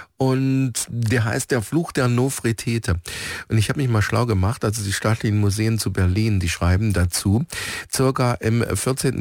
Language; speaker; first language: German; native; German